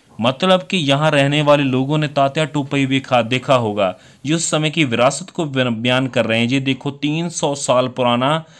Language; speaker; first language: Hindi; non-native, local second language; Punjabi